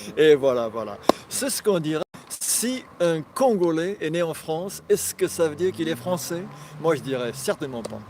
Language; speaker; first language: French; non-native, fluent; English